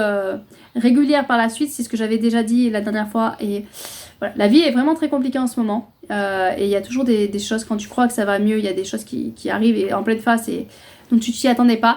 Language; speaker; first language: French; native; French